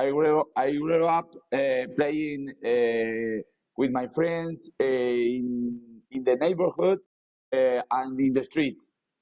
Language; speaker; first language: English; non-native, learner; Spanish